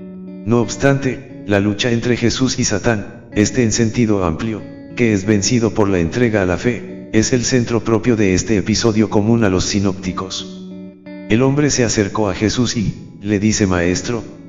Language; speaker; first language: Spanish; native; Spanish